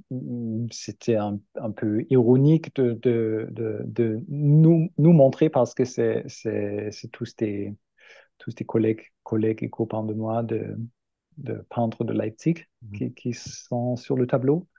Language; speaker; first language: French; non-native, fluent; German